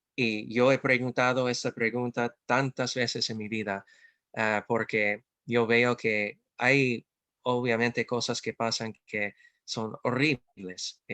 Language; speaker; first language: Spanish; non-native, fluent; English